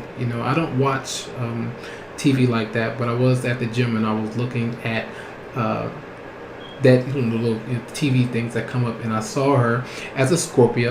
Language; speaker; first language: English; native; English